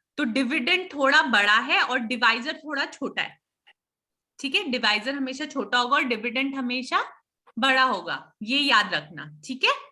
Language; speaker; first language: Hindi; native; Hindi